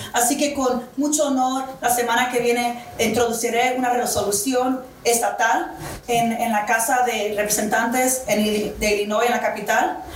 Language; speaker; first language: Spanish; early bilingual, heritage; Spanish